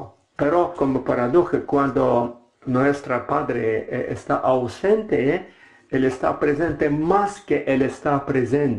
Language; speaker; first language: Spanish; non-native, learner; Russian